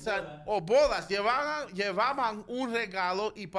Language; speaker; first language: Spanish; early bilingual, heritage; Spanish